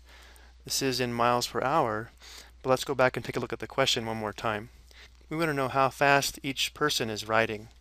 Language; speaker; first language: English; native; English